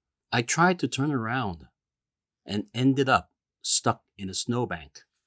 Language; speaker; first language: English; non-native, fluent; Korean